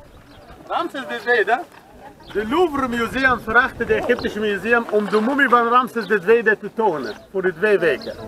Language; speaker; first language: Dutch; non-native, learner; Arabic